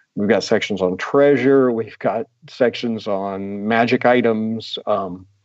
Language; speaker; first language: English; native; English